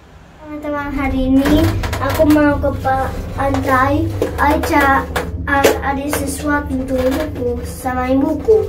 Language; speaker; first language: Indonesian; early bilingual, heritage; Indonesian